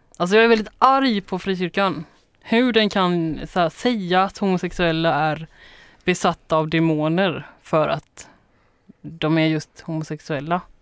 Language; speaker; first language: Swedish; native; Swedish